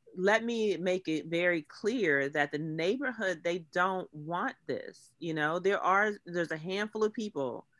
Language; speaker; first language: English; native; English